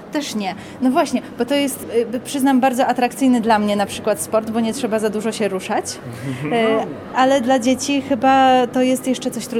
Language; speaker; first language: Polish; native; Polish